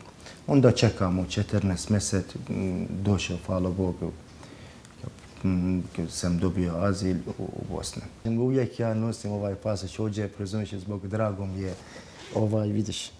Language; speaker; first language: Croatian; non-native, learner; Persian